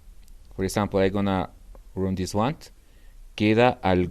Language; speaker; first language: English; non-native, fluent; Spanish